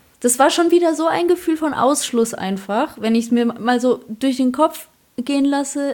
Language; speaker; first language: German; early bilingual, other home language; Polish